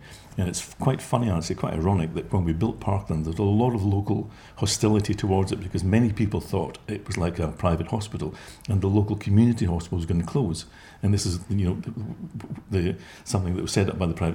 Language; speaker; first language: English; native; English